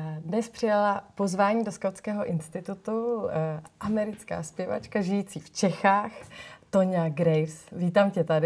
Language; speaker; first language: Czech; native; Czech